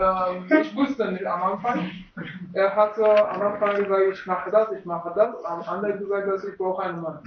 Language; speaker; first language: German; non-native, learner; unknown